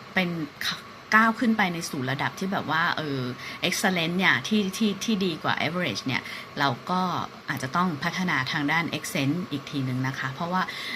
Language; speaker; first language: Thai; native; Thai